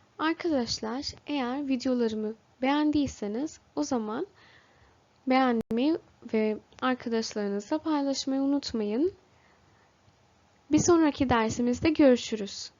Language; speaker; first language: Turkish; non-native, fluent; Bangla